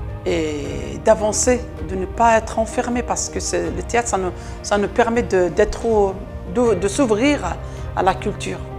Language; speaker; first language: French; non-native, local second language; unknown